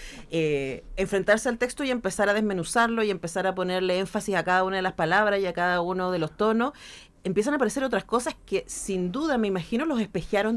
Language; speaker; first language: Spanish; native; Spanish